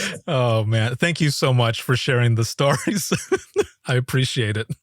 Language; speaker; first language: English; native; English